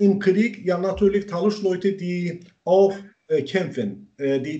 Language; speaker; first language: German; non-native, learner; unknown